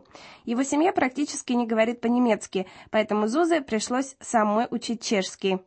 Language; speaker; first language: Russian; native; Russian